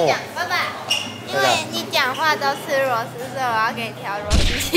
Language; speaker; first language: Chinese; native; Chinese